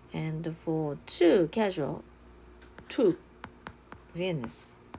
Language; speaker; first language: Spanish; non-native, learner; Japanese